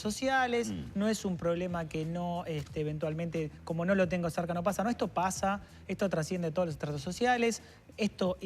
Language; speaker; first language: Spanish; native; Spanish